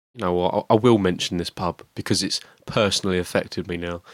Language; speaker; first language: English; native; English